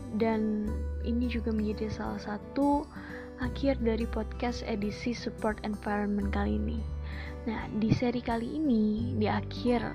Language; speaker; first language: Indonesian; native; Indonesian